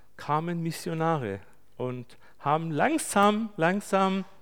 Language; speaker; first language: German; non-native, fluent; Turkish